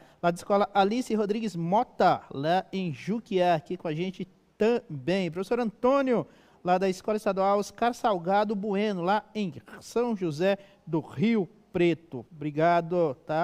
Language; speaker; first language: Portuguese; native; Portuguese